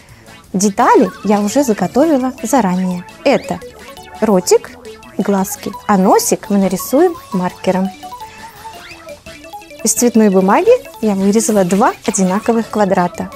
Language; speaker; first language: Russian; native; Russian